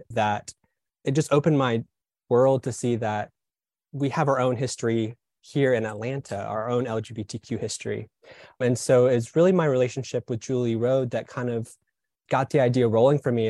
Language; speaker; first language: English; native; English